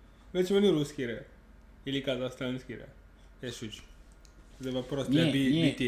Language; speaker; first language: Russian; non-native, learner; English